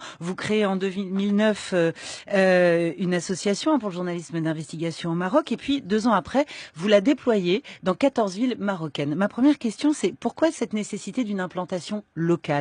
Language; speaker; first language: French; native; French